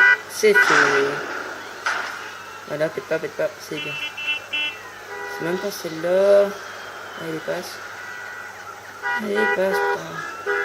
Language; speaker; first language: French; native; French